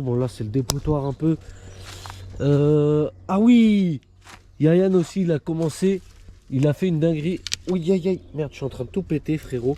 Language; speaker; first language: French; native; French